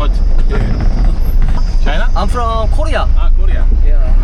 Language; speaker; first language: English; non-native, learner; Korean